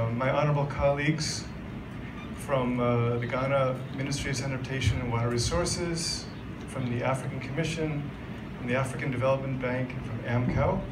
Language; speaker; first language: English; native; English